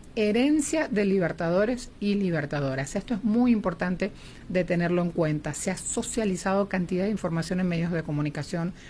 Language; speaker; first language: Spanish; native; Spanish